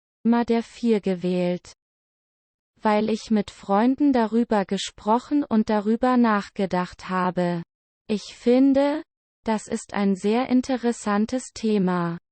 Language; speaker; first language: German; non-native, learner; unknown